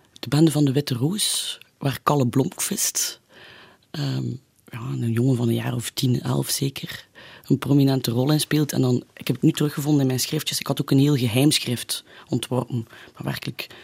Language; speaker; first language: Dutch; native; Dutch